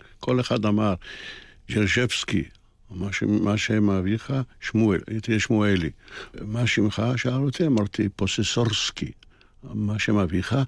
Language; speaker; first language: Hebrew; early bilingual, other home language; Polish